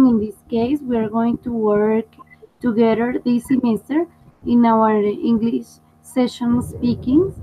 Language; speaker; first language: English; non-native, fluent; Spanish